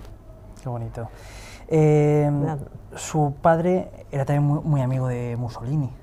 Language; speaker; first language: Spanish; native; Spanish